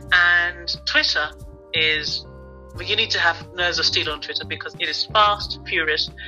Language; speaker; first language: English; native; English